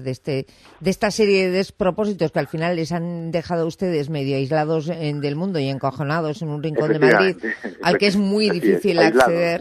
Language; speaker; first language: Spanish; native; Spanish